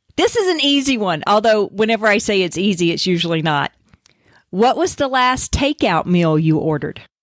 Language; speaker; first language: English; native; English